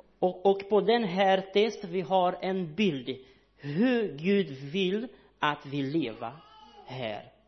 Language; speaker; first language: Swedish; non-native, learner; Portuguese